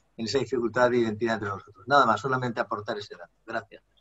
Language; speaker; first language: Spanish; native; Spanish